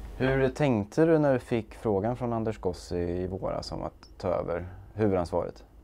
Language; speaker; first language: Swedish; native; Swedish